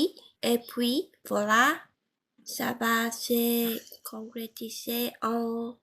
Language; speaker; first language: French; non-native, learner; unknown